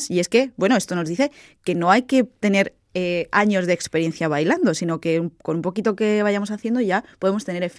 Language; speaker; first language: Spanish; native; Spanish